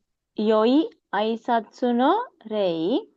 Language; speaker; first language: Japanese; non-native, learner; Sinhala